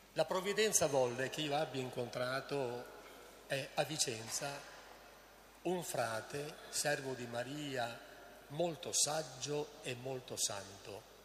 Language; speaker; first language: Italian; native; Italian